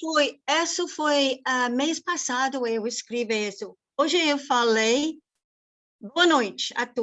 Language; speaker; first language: Portuguese; non-native, fluent; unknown